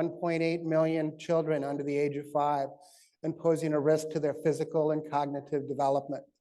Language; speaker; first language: English; native; English